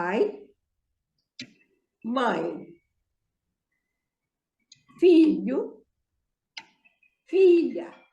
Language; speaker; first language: Portuguese; non-native, fluent; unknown